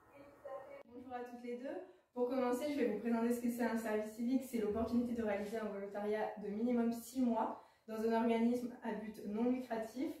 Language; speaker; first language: French; native; French